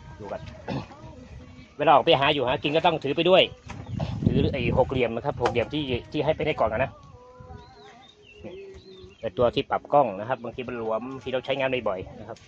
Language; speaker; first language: Thai; native; Thai